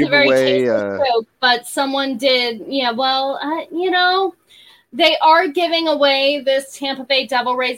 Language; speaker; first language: English; native; English